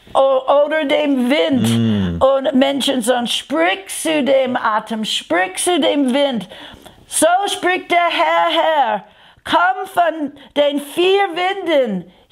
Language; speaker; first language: German; non-native, fluent; English